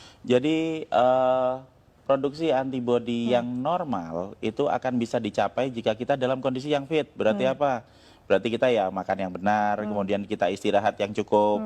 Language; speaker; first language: Indonesian; native; Indonesian